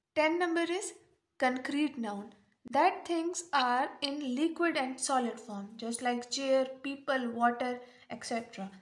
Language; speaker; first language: English; non-native, local second language; Urdu